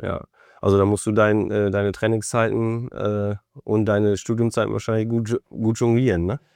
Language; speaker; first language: German; native; German